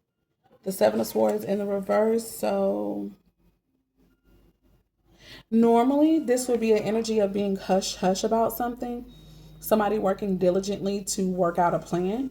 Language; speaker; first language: English; native; English